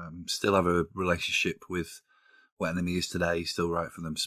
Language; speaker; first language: English; native; English